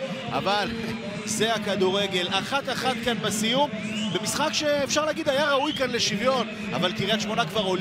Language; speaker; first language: Hebrew; native; Hebrew